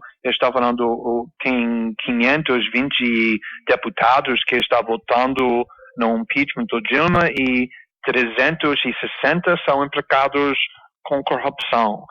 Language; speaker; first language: Portuguese; non-native, fluent; English